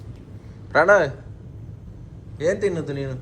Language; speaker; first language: Kannada; native; Kannada